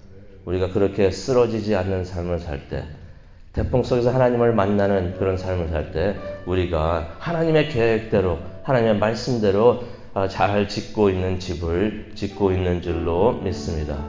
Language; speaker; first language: Korean; native; Korean